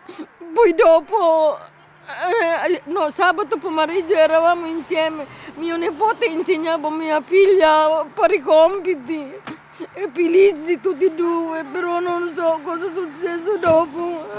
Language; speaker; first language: Italian; non-native, learner; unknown